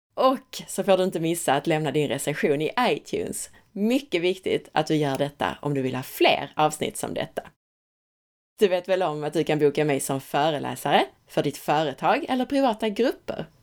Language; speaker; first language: Swedish; native; Swedish